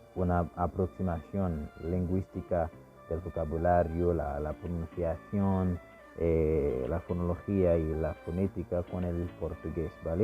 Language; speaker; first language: Spanish; non-native, fluent; Haitian Creole